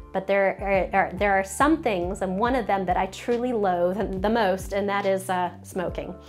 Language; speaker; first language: English; native; English